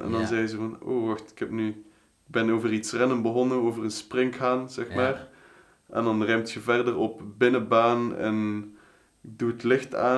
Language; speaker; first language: Dutch; native; Dutch